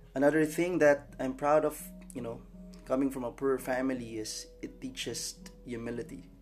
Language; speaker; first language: English; non-native, local second language; Filipino